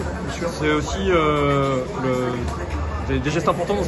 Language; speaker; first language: French; native; French